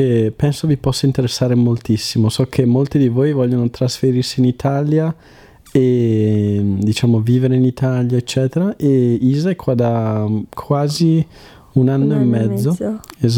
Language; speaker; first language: Italian; native; Italian